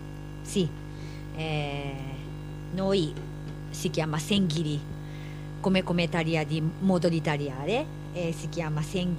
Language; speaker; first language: Italian; non-native, learner; Japanese